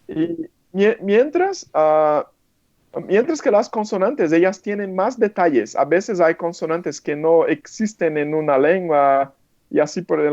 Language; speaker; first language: Spanish; non-native, fluent; Portuguese